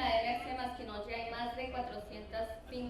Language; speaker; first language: Spanish; native; Spanish